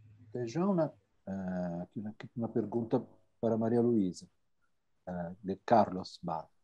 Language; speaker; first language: Portuguese; non-native, fluent; Italian